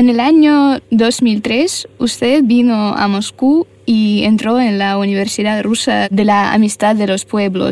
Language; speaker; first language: Spanish; non-native, fluent; Russian